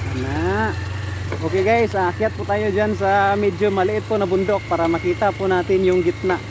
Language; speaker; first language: Filipino; non-native, local second language; Cebuano